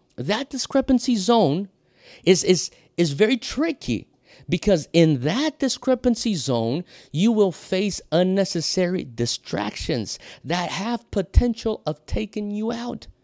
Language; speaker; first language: English; non-native, fluent; Portuguese